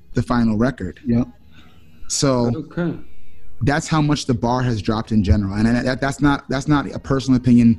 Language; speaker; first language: English; native; English